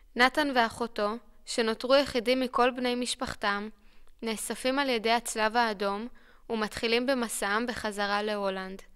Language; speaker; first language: Hebrew; native; Hebrew